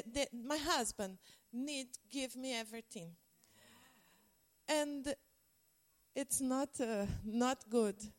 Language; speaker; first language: English; non-native, learner; Portuguese